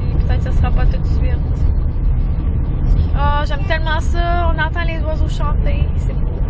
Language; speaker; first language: French; native; French